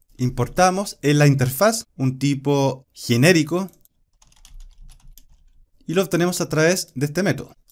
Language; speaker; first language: Spanish; native; Spanish